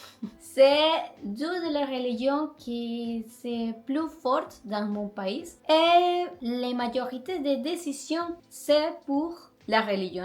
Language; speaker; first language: French; non-native, learner; Spanish